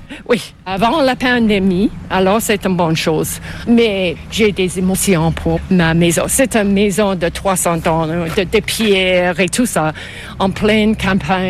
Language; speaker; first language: French; non-native, fluent; English